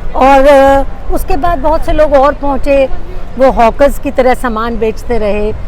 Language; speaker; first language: Hindi; native; Hindi